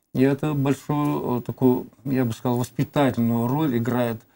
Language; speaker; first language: Russian; native; Russian